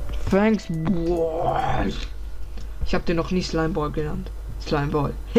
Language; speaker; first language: German; native; German